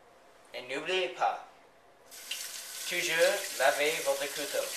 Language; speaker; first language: French; non-native, learner; English